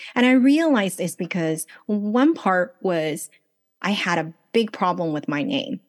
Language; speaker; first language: English; early bilingual, other home language; Chinese